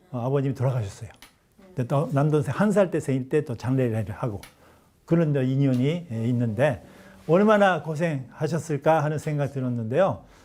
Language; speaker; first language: Korean; non-native, fluent; Japanese